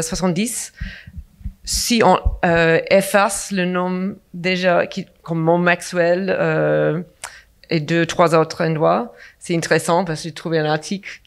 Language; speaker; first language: French; non-native, fluent; English